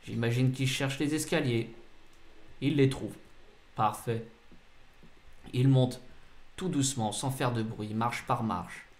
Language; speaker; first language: French; native; French